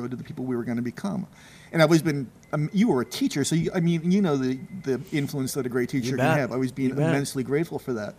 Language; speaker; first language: English; native; English